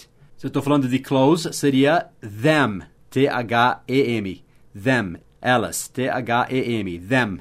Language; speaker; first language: Portuguese; non-native, fluent; English